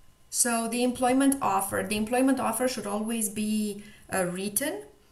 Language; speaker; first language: English; non-native, fluent; Romanian